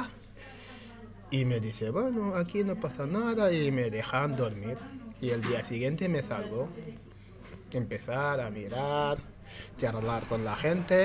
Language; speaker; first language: Spanish; non-native, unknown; Wolof